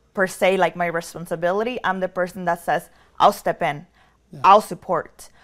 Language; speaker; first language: English; early bilingual, other home language; Spanish